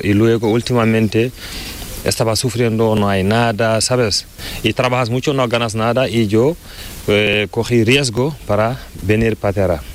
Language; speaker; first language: Spanish; non-native, learner; Fula